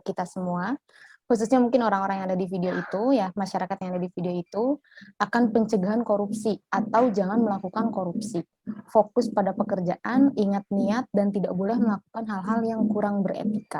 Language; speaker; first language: Indonesian; native; Indonesian